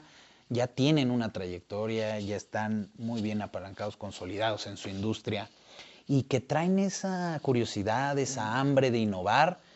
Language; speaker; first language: Spanish; native; Spanish